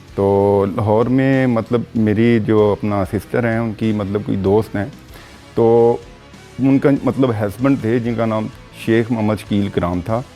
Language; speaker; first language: Urdu; non-native, local second language; Punjabi